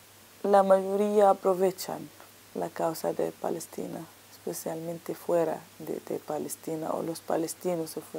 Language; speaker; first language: Spanish; non-native, learner; Arabic